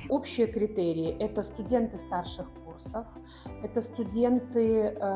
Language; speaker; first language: Russian; native; Russian